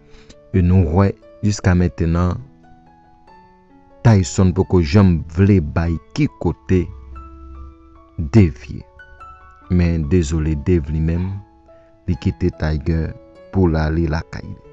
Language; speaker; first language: French; non-native, local second language; Haitian Creole